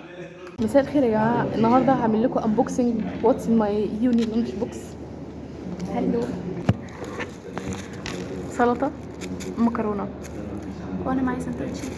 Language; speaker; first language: Arabic; native; Arabic